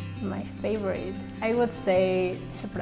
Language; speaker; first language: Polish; non-native, learner; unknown